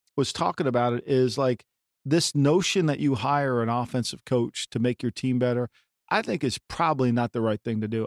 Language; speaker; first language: English; native; English